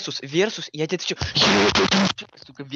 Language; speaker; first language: Russian; native; Russian